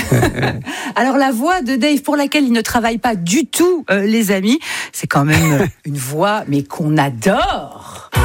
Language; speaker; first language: French; native; French